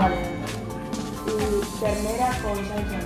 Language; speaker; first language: Spanish; non-native, fluent; Filipino